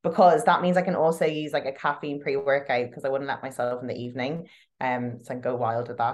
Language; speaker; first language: English; native; English